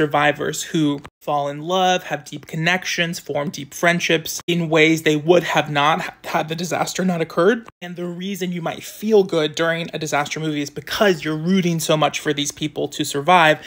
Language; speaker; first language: English; native; English